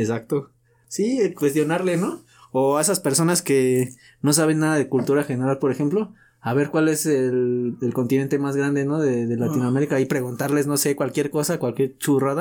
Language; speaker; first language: Spanish; native; Spanish